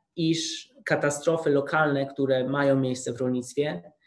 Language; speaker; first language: Polish; native; Polish